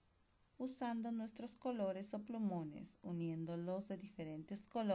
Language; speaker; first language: Spanish; native; Spanish